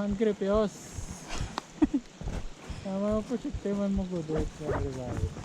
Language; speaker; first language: Norwegian; non-native, learner; Filipino